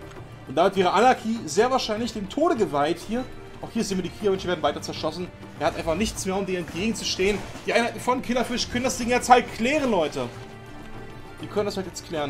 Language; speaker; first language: German; native; German